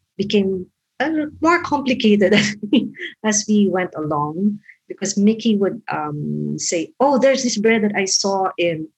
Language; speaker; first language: English; non-native, local second language; Filipino